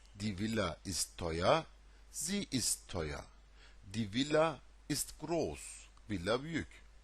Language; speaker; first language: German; non-native, fluent; Turkish